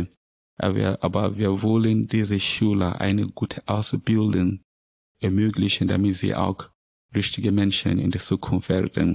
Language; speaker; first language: German; non-native, learner; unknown